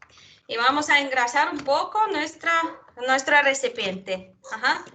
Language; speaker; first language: Spanish; non-native, fluent; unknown